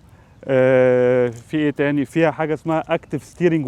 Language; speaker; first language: Arabic; native; Arabic